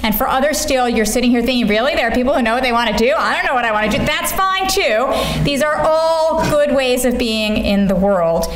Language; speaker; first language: English; native; English